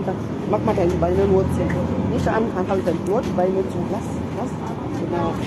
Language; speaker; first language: German; non-native, fluent; French